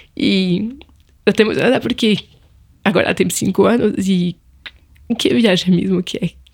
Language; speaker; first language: Portuguese; non-native, fluent; French